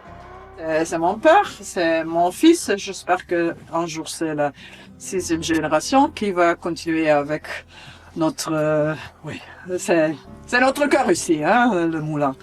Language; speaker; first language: French; non-native, fluent; German